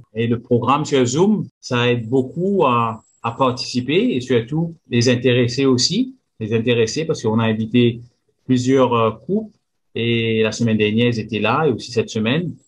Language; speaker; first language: French; non-native, local second language; Morisyen